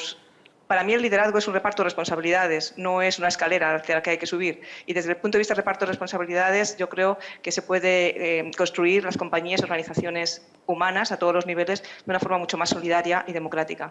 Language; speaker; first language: Spanish; native; Spanish